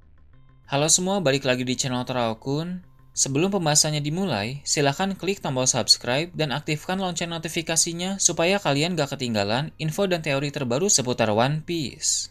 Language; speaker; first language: Indonesian; native; Indonesian